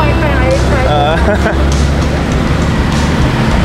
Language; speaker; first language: English; non-native, learner; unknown